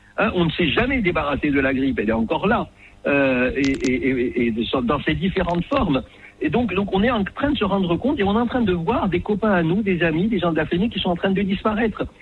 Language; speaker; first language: French; non-native, local second language; Arabic